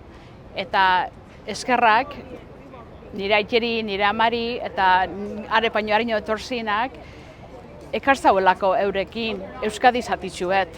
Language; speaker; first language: Basque; early bilingual, heritage; Basque